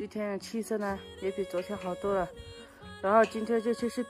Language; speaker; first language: Chinese; non-native, local second language; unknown